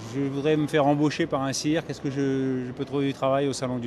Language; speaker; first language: French; native; French